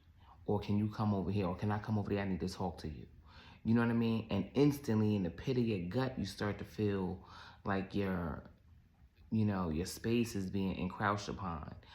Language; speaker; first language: English; native; English